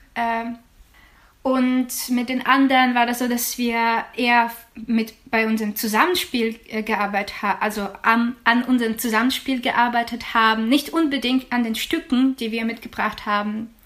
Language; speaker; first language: German; non-native, fluent; Ukrainian